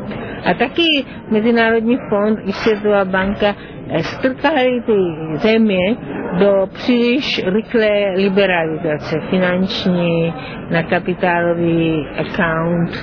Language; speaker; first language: Czech; non-native, fluent; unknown